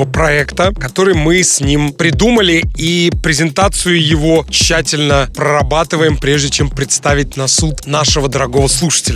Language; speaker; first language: Russian; native; Russian